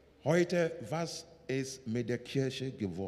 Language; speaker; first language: German; non-native, learner; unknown